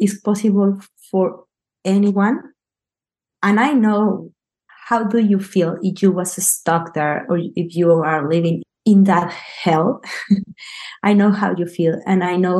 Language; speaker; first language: English; non-native, learner; Spanish